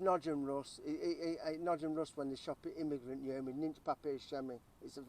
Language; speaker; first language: Hungarian; early bilingual, heritage; English